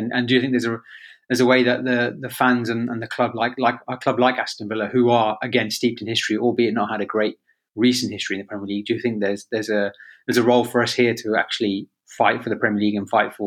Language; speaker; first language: English; native; English